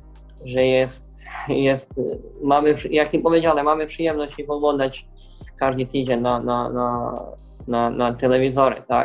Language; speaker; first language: Polish; non-native, learner; Serbian